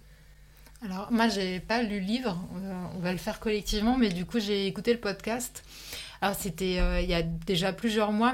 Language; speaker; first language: French; native; French